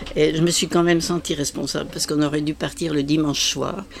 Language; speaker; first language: French; native; French